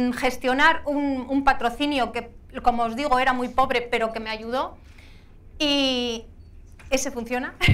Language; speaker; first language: Spanish; native; Spanish